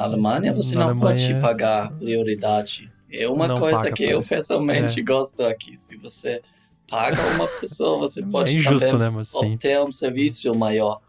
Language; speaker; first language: Portuguese; non-native, learner; German